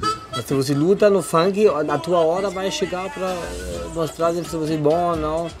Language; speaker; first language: Portuguese; non-native, fluent; German